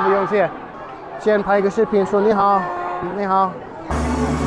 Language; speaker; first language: Chinese; non-native, learner; English